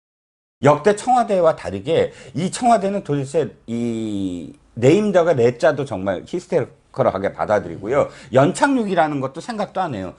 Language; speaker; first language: Korean; native; Korean